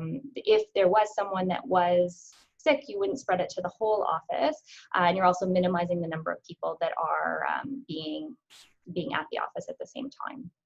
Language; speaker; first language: English; native; English